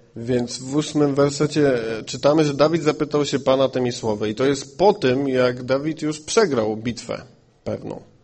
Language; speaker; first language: Polish; native; Polish